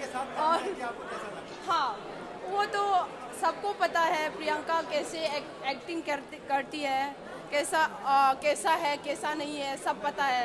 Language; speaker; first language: Hindi; non-native, local second language; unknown